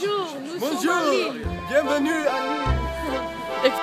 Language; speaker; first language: French; non-native, learner; Dutch